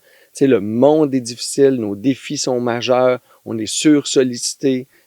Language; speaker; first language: French; native; French